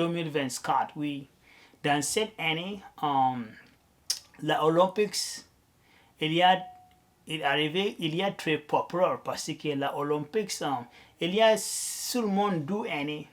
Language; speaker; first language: French; non-native, learner; Arabic